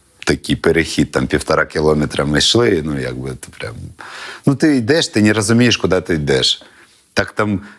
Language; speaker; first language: Ukrainian; non-native, local second language; Russian